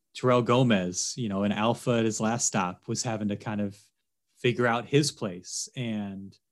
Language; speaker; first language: English; native; English